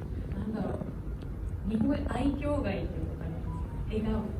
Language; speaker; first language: Japanese; native; Japanese